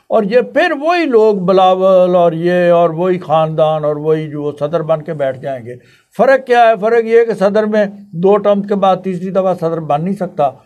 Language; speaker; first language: Urdu; non-native, local second language; Punjabi